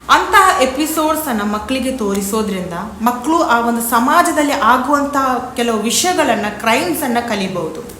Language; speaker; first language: Kannada; native; Kannada